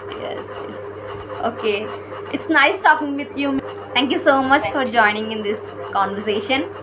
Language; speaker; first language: English; non-native, learner; Kannada